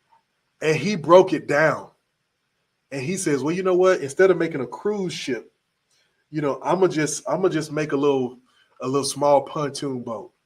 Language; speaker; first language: English; native; English